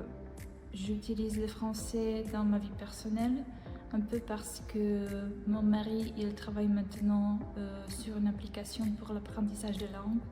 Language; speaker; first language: French; non-native, fluent; Czech